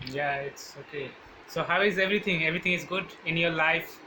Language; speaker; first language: English; non-native, learner; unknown